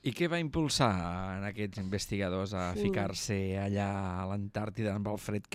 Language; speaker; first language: Catalan; native; Catalan